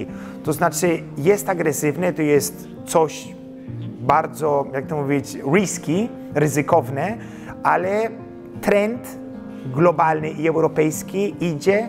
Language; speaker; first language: Polish; early bilingual, heritage; Polish